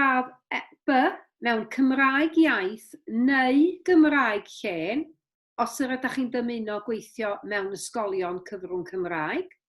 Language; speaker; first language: Welsh; native; Welsh